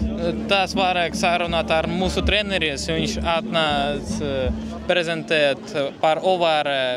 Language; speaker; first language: Latvian; non-native, local second language; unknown